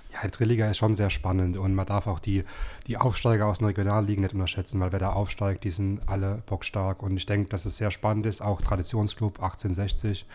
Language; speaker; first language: German; native; German